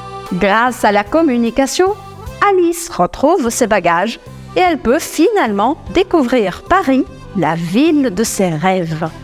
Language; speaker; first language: French; non-native, fluent; Spanish